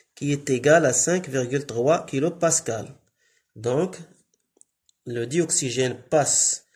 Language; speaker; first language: French; non-native, local second language; Arabic